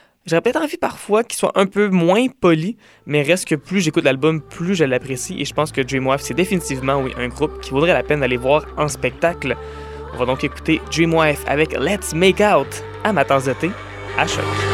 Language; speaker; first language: French; native; French